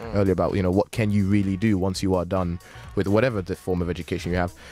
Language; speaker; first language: English; native; English